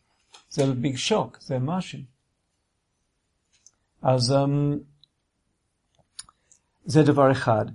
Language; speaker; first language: Hebrew; non-native, fluent; English